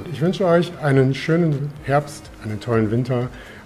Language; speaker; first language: German; native; German